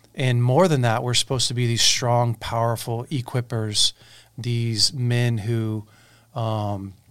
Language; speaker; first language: English; native; English